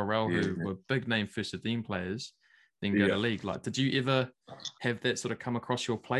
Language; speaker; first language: English; native; English